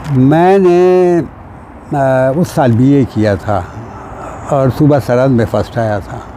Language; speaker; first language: Urdu; non-native, local second language; Punjabi